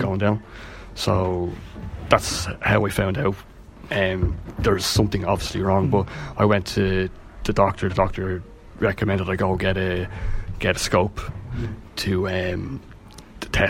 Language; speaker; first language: English; native; English